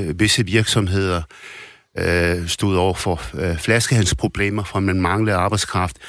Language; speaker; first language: Danish; early bilingual, other home language; Arabic